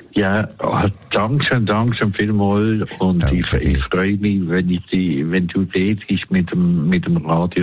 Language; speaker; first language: German; non-native, fluent; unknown